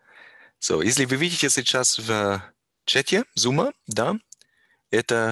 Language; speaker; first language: Russian; non-native, learner; German